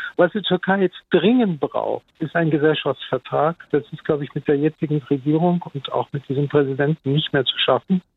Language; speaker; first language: German; early bilingual, other home language; Turkish